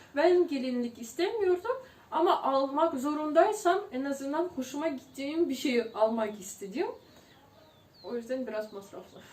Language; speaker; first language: Turkish; non-native, fluent; Ukrainian